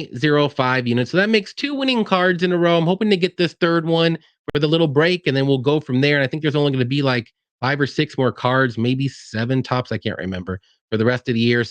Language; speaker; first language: English; native; English